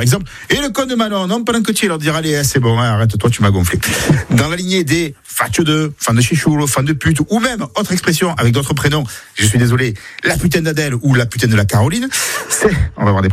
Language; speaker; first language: French; native; French